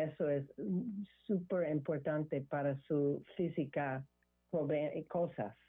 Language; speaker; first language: Spanish; non-native, learner; English